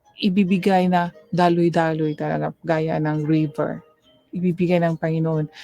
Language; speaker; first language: Filipino; non-native, local second language; Cebuano